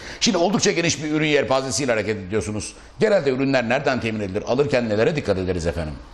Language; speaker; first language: Turkish; native; Turkish